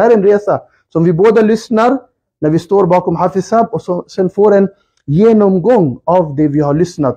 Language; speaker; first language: Swedish; early bilingual, other home language; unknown